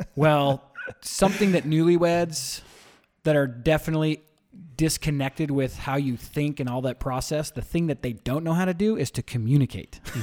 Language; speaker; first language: English; native; English